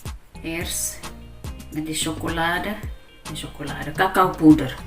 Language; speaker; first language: Dutch; non-native, learner; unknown